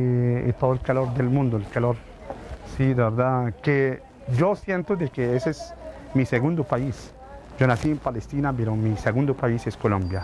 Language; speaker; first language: Spanish; non-native, fluent; Arabic